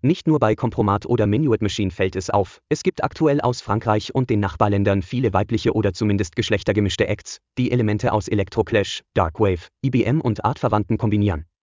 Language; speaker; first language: German; native; German